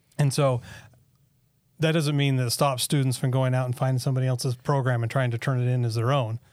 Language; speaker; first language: English; native; English